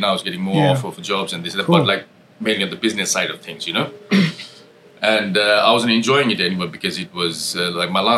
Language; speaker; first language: English; non-native, local second language; Nepali